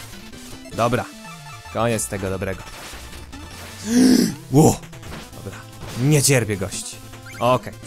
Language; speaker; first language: Polish; native; Polish